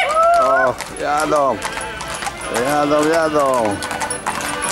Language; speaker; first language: Polish; native; Polish